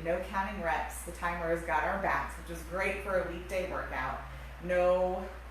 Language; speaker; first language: English; native; English